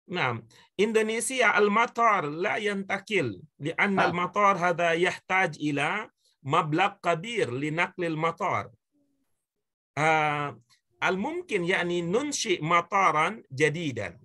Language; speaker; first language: Arabic; non-native, learner; Indonesian